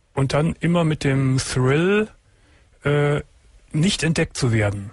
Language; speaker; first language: German; native; German